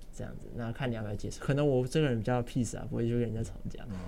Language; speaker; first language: Chinese; non-native, local second language; Min Nan Chinese